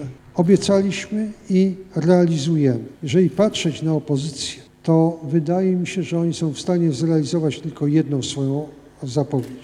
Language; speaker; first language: Polish; native; Polish